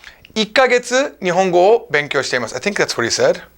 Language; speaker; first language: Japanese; non-native, fluent; English